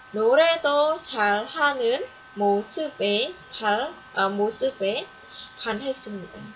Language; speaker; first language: Korean; non-native, fluent; Khmer